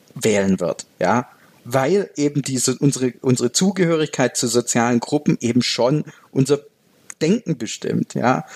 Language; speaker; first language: German; native; German